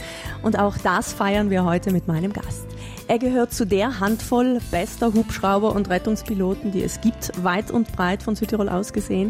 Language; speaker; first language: German; native; German